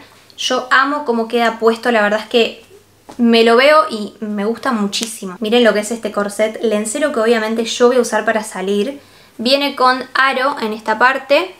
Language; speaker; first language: Spanish; native; Spanish